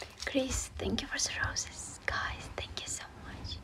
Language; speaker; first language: English; non-native, learner; Ukrainian